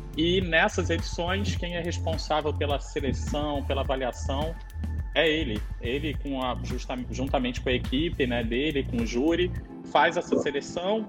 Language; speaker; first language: Portuguese; native; Portuguese